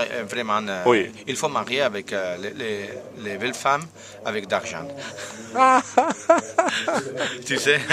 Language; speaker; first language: French; non-native, learner; Spanish